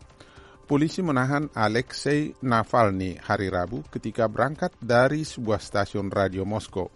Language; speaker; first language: Indonesian; native; Indonesian